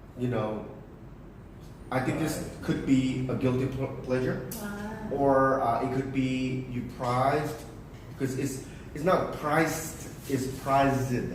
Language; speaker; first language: English; early bilingual, other home language; Korean